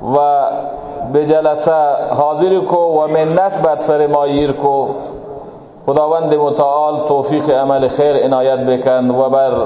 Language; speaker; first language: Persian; non-native, local second language; Baluchi